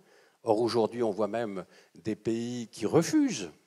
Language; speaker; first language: French; native; French